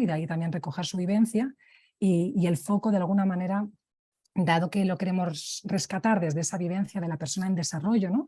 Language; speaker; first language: Spanish; native; Spanish